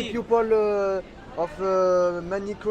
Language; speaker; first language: English; non-native, learner; French